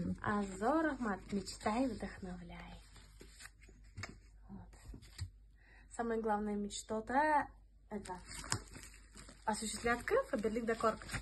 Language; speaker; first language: Russian; early bilingual, other home language; Tajik